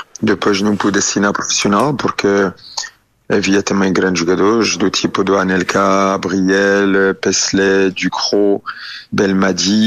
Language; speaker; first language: Portuguese; early bilingual, heritage; French